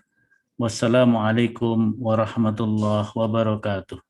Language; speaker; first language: Arabic; non-native, fluent; Indonesian